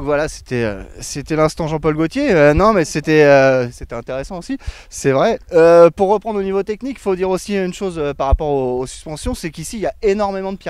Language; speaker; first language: French; native; French